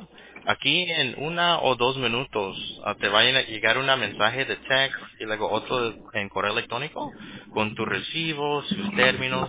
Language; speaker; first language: Spanish; early bilingual, heritage; Spanish